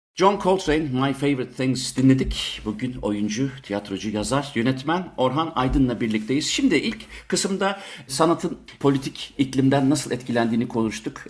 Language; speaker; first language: Turkish; native; Turkish